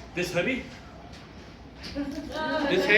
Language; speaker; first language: English; native; English